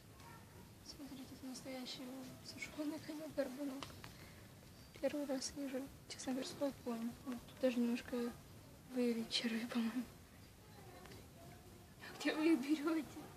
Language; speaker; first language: Russian; native; Russian